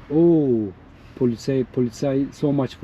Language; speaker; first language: English; non-native, learner; Turkish